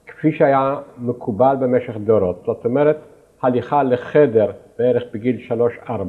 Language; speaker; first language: Hebrew; non-native, fluent; Yiddish